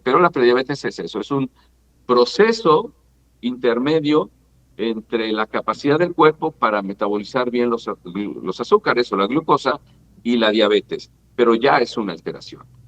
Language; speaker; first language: Spanish; native; Spanish